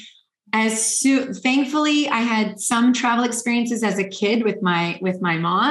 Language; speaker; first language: English; native; English